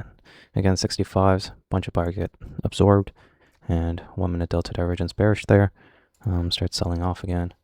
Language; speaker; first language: English; native; English